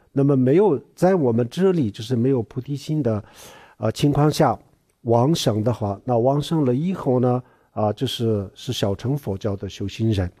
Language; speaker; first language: Chinese; non-native, local second language; Tibetan